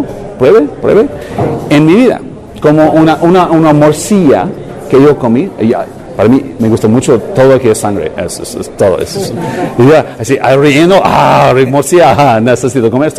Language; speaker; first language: Spanish; non-native, learner; English